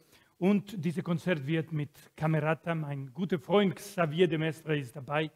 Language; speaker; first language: German; non-native, fluent; Spanish